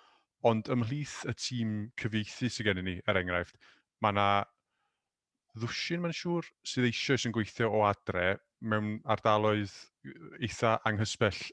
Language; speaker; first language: Welsh; native; Welsh